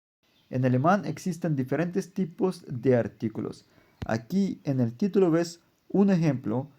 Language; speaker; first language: Spanish; non-native, fluent; German